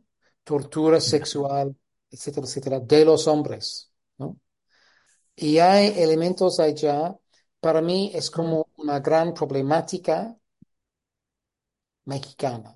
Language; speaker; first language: Spanish; non-native, fluent; English